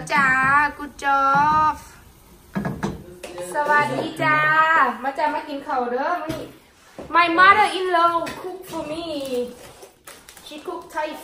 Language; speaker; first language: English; non-native, learner; Thai